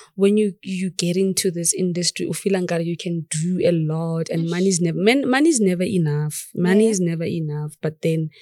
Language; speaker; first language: English; non-native, local second language; Tswana